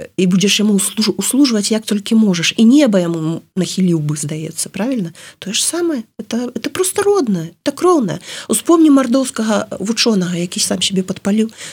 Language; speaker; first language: Belarusian; native; Belarusian